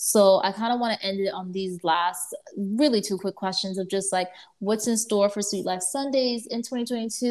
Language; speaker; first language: English; native; English